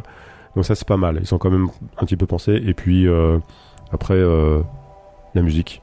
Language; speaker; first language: French; native; French